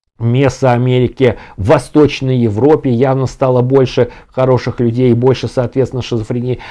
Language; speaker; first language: Russian; native; Russian